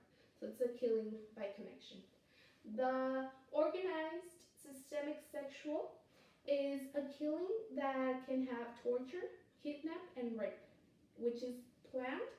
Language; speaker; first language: English; non-native, fluent; Spanish